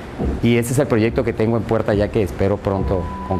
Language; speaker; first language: Spanish; native; Spanish